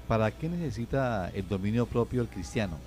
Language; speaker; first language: Spanish; native; Spanish